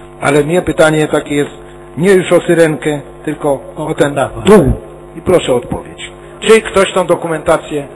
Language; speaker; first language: Polish; native; Polish